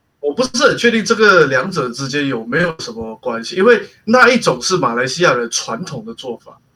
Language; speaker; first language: Chinese; native; Chinese